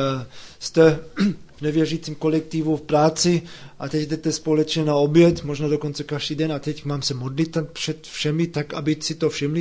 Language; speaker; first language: Czech; non-native, fluent; German